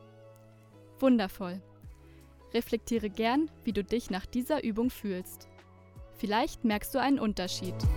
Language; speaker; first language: German; native; German